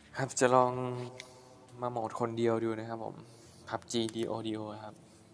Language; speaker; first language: Thai; non-native, local second language; Northeastern Thai